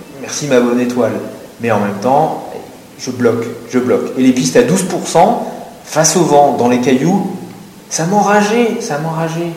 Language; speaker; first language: French; native; French